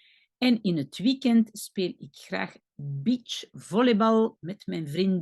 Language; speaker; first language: Dutch; non-native, local second language; French